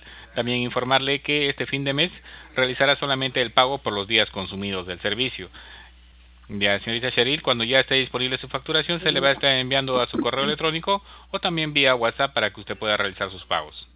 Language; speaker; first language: Spanish; native; Spanish